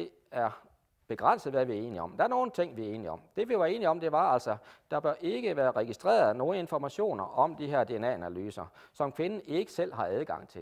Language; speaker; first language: Danish; native; Danish